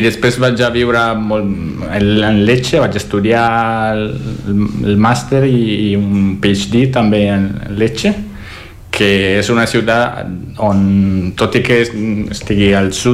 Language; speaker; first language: Catalan; non-native, fluent; Italian